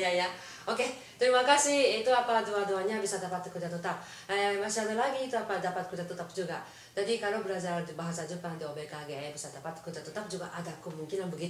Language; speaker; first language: Indonesian; non-native, fluent; Japanese